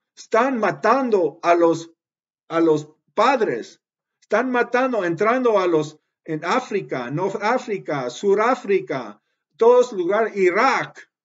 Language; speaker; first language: Spanish; early bilingual, heritage; Spanish